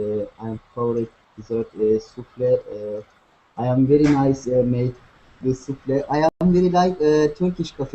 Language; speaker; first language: English; non-native, learner; Turkish